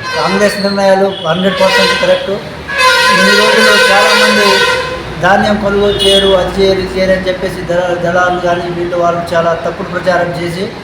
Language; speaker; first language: Telugu; non-native, local second language; Lambadi